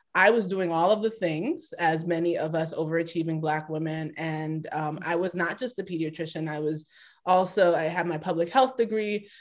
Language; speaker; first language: English; early bilingual, other home language; Yoruba